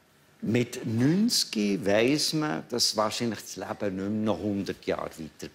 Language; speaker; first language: German; native; German